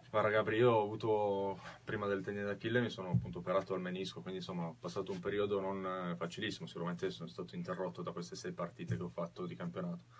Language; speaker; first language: Italian; native; Italian